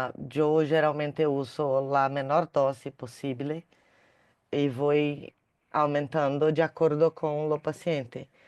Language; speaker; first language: Spanish; non-native, learner; Portuguese